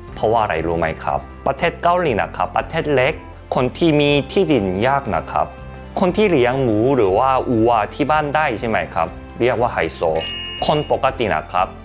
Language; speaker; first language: Thai; non-native, fluent; Korean